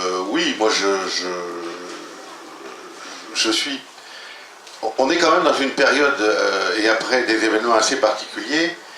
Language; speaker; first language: French; native; French